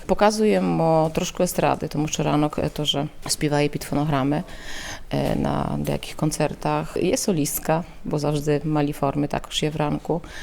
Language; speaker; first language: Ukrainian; early bilingual, heritage; Ukrainian